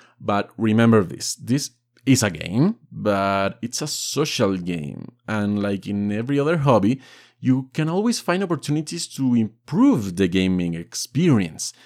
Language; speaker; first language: English; non-native, fluent; Spanish